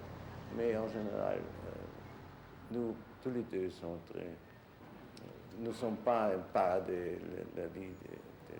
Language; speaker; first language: French; non-native, fluent; German